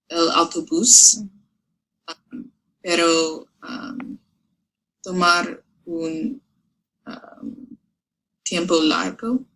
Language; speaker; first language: Spanish; non-native, learner; English